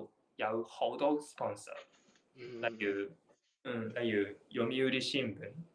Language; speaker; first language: Cantonese; non-native, learner; Japanese